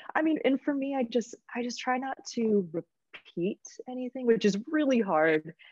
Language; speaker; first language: English; native; English